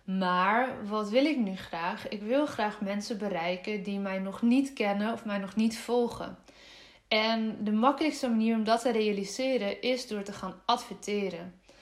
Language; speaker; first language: Dutch; native; Dutch